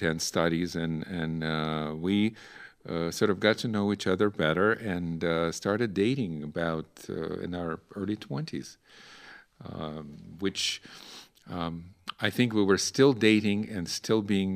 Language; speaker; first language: English; non-native, fluent; Ukrainian